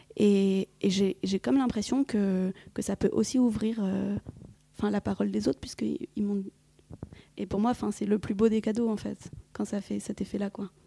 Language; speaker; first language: French; early bilingual, other home language; Vietnamese